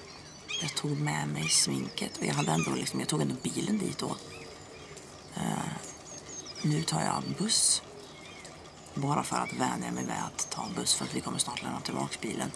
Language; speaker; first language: Swedish; native; Swedish